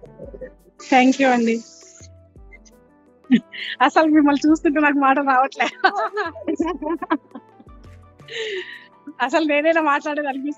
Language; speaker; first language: Telugu; native; Telugu